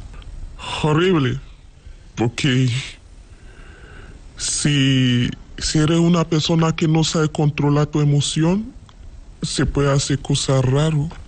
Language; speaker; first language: Spanish; non-native, learner; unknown